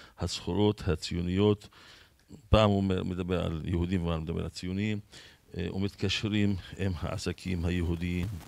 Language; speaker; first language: Hebrew; non-native, local second language; Arabic